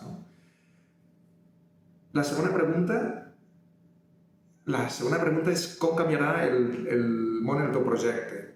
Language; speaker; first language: Catalan; native; Catalan